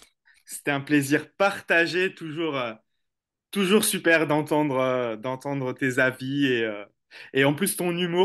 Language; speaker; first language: French; native; French